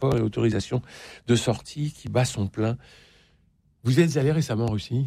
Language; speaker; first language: French; native; French